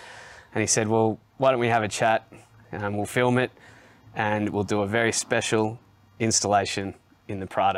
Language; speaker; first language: English; native; English